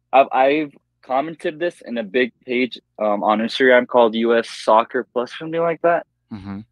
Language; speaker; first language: English; native; English